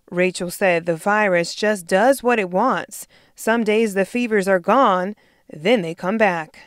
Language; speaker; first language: English; native; English